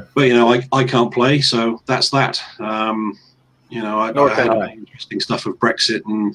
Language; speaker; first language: English; native; English